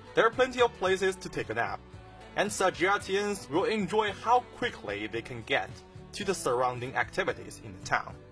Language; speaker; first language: English; non-native, learner; Chinese